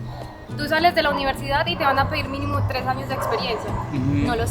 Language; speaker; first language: Spanish; native; Spanish